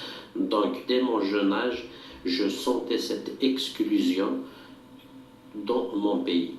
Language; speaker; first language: French; non-native, local second language; Kabyle